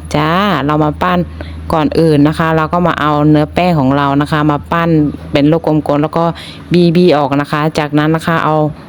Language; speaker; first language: Thai; native; Thai